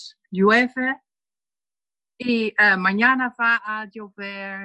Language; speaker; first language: Spanish; non-native, learner; Dutch